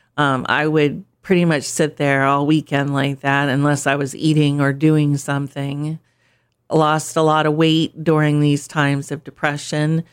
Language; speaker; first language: English; native; English